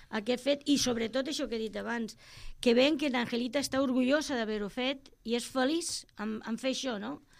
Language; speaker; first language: Catalan; non-native, local second language; Spanish